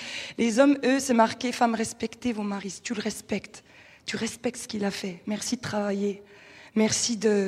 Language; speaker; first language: French; native; French